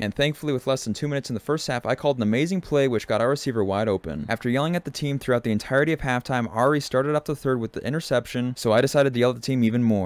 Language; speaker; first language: English; native; English